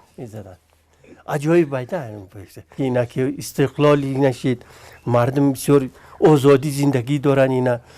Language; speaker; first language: Tajik; native; Tajik